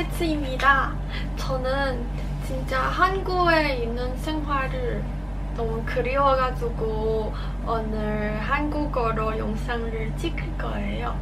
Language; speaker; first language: Korean; non-native, learner; Cantonese